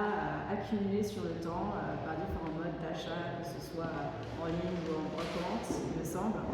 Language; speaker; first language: French; native; French